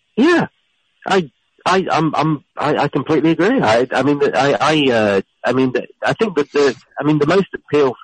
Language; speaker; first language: English; native; English